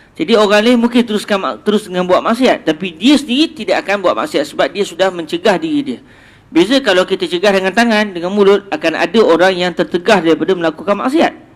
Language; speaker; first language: Malay; native; Malay